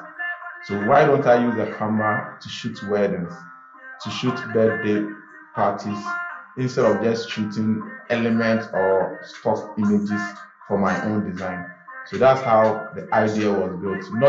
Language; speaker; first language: English; non-native, local second language; Akan